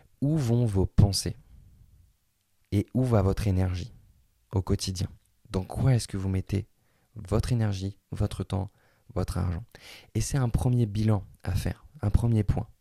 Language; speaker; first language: French; native; French